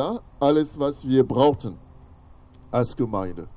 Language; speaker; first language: German; non-native, fluent; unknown